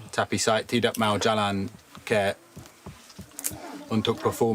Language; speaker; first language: Indonesian; non-native, learner; English